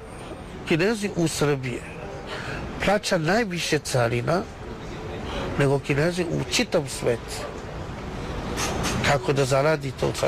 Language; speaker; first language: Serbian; non-native, learner; Chinese